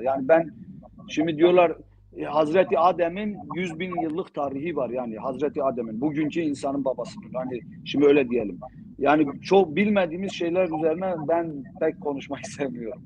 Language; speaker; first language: Turkish; non-native, local second language; Zaza